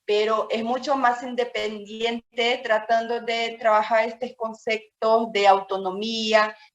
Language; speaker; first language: Spanish; non-native, fluent; Portuguese